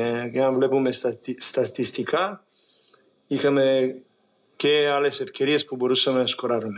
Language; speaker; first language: Greek; non-native, learner; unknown